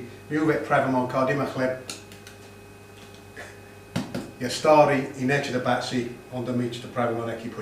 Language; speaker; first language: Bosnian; non-native, learner; English